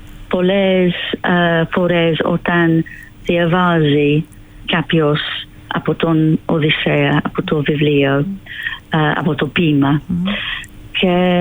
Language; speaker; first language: Greek; non-native, fluent; English